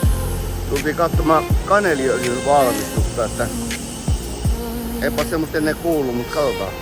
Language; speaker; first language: Finnish; native; Finnish